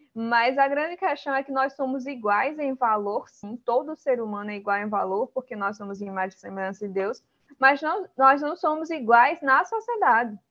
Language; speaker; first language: Portuguese; early bilingual, other home language; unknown